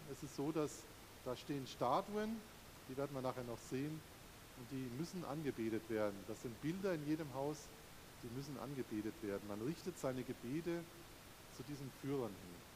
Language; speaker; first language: German; native; German